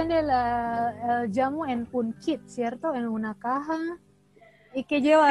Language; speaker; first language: Spanish; non-native, learner; Indonesian